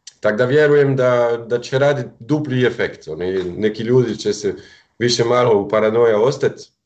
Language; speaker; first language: Croatian; non-native, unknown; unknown